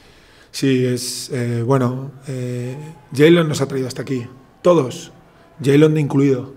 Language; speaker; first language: Spanish; native; Spanish